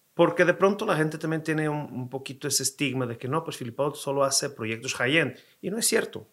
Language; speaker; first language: Spanish; non-native, fluent; Portuguese